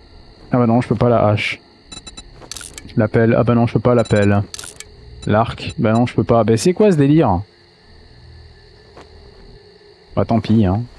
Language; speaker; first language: French; native; French